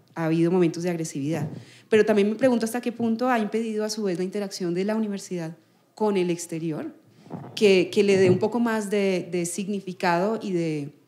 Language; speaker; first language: Spanish; native; Spanish